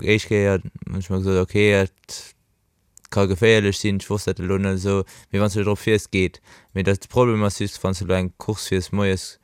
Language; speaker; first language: Luxembourgish; early bilingual, other home language; Portuguese